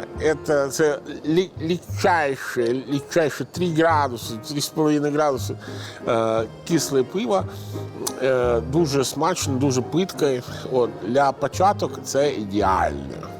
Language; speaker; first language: Ukrainian; non-native, fluent; Italian